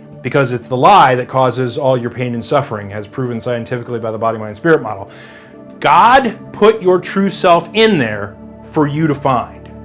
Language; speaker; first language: English; native; English